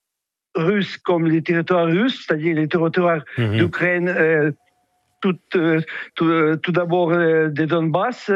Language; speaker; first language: French; non-native, fluent; Russian